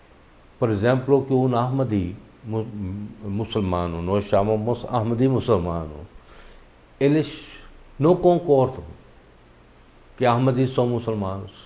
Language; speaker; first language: Portuguese; non-native, fluent; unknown